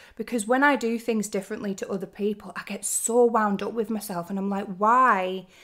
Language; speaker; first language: English; native; English